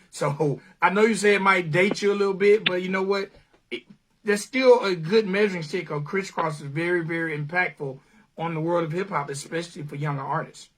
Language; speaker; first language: English; native; English